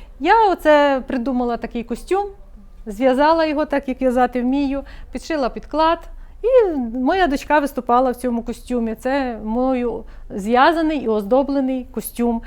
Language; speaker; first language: Ukrainian; native; Ukrainian